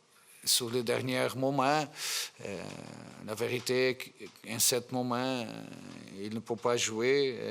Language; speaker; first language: French; non-native, fluent; Portuguese